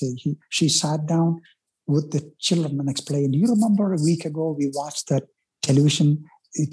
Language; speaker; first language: English; non-native, local second language; Malayalam